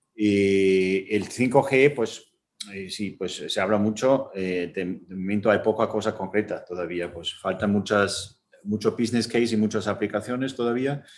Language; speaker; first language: Spanish; non-native, fluent; German